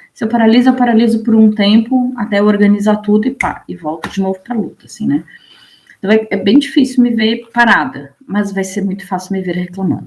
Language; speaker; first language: Portuguese; native; Portuguese